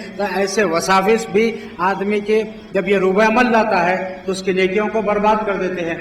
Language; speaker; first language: Urdu; native; Urdu